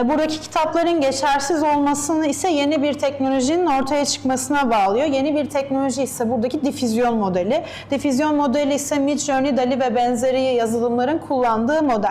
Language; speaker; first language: Turkish; native; Turkish